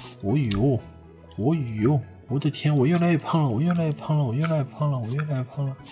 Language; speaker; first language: Chinese; native; Chinese